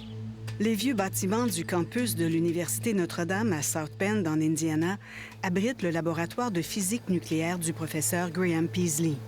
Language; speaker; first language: French; native; French